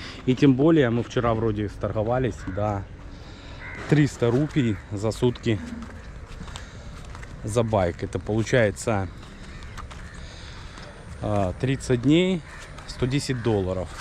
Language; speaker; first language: Russian; native; Russian